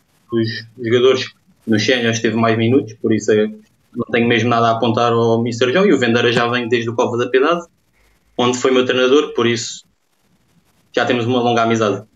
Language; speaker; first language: Portuguese; native; Portuguese